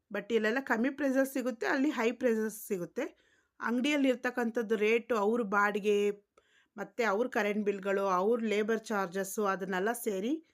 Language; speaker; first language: Kannada; non-native, local second language; Tamil